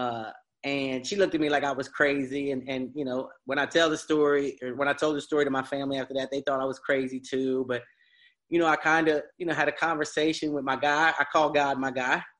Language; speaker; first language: English; native; English